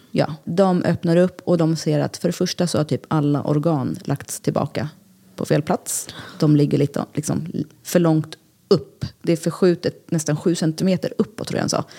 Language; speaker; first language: Swedish; early bilingual, other home language; Greek